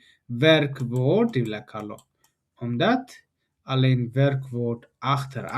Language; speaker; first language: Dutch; non-native, learner; Tigrinya